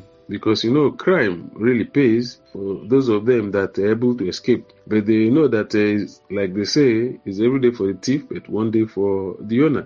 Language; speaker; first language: English; non-native, local second language; Igbo